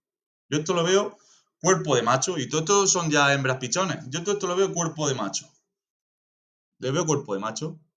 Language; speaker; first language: Spanish; native; Spanish